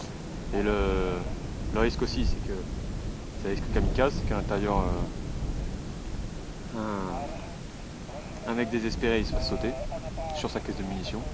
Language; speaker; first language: French; native; French